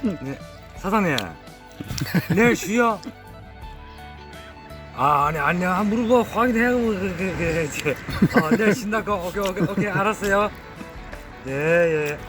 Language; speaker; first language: Korean; non-native, learner; Thai